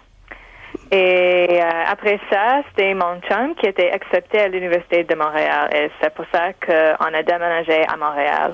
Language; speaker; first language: French; non-native, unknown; English